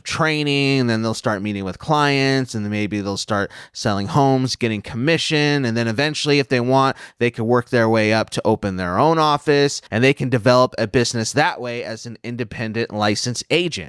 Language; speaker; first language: English; native; English